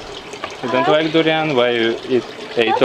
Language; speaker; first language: English; non-native, learner; Russian